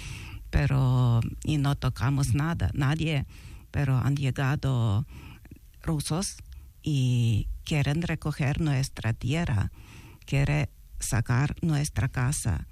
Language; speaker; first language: Spanish; non-native, learner; Ukrainian